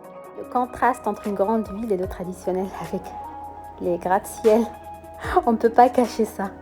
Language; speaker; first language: French; non-native, local second language; Arabic